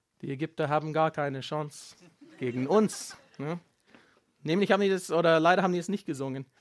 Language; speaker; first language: German; non-native, fluent; Afrikaans